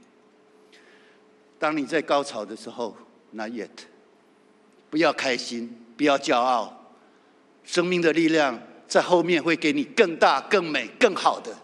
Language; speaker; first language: Chinese; native; Chinese